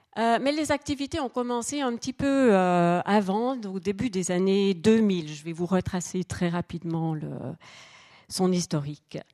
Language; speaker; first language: French; native; French